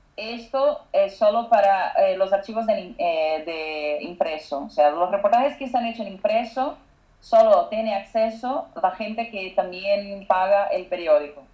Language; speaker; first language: Spanish; non-native, fluent; Portuguese